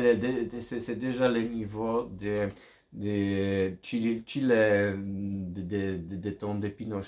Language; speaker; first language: French; non-native, learner; Polish